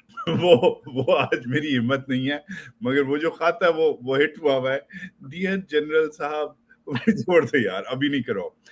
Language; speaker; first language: Urdu; native; Urdu